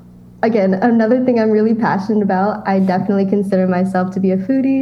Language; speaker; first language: English; native; English